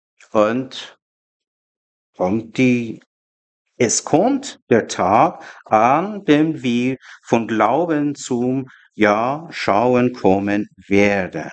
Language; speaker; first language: German; non-native, learner; Persian